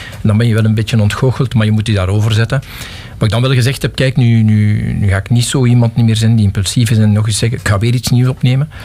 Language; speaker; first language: Dutch; native; Dutch